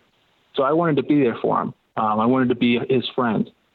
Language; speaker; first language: English; native; English